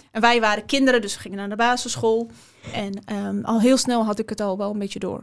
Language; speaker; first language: Dutch; early bilingual, other home language; Persian